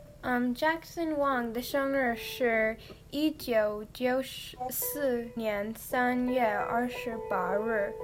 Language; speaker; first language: Chinese; non-native, learner; English